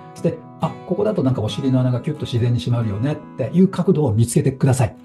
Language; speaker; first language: Japanese; native; Japanese